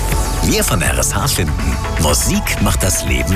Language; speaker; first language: German; native; German